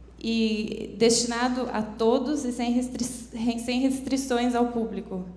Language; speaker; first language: Portuguese; native; Portuguese